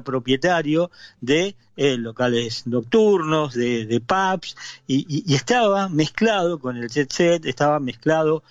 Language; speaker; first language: Spanish; native; Spanish